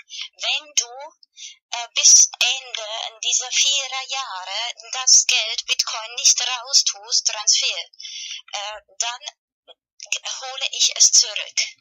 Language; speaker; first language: German; non-native, learner; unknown